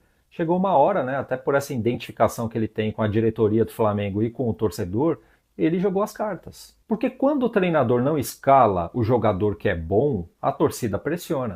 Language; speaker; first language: Portuguese; native; Portuguese